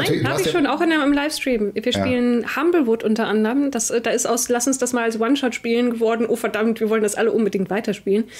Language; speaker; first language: German; native; German